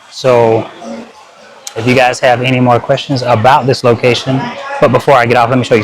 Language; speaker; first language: English; native; English